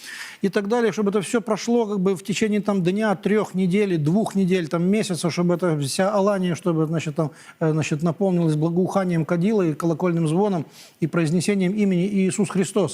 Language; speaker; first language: Russian; native; Russian